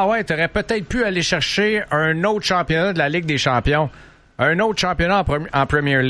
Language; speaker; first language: French; native; French